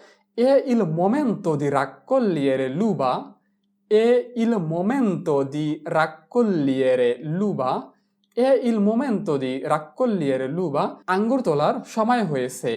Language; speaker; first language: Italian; non-native, fluent; Bangla